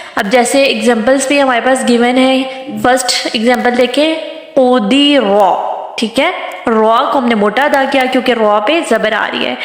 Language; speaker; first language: Urdu; non-native, local second language; Punjabi